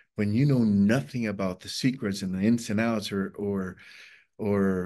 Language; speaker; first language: English; non-native, fluent; Spanish